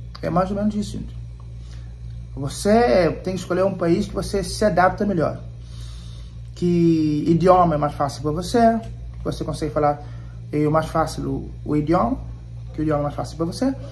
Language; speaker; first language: Portuguese; non-native, local second language; Kabuverdianu